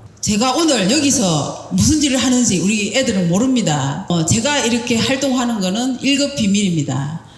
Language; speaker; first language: Korean; native; Korean